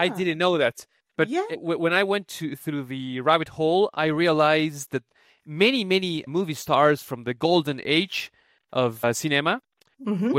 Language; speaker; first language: English; non-native, fluent; Spanish